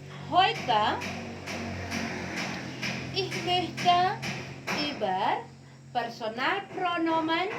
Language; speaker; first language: German; non-native, learner; Indonesian